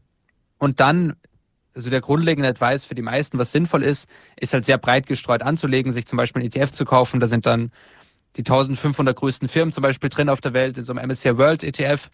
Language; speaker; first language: German; native; German